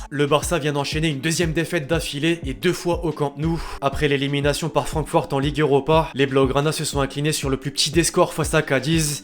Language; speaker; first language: French; native; French